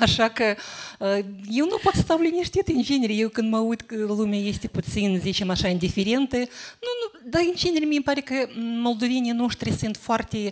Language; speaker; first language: Romanian; native; Romanian